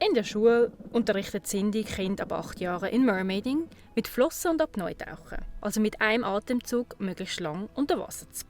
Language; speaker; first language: German; native; German